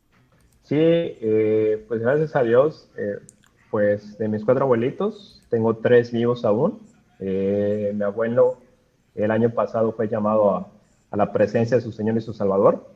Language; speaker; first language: Spanish; native; Spanish